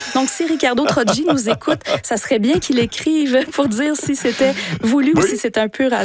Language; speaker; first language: French; native; French